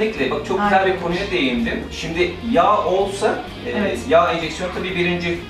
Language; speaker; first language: Turkish; native; Turkish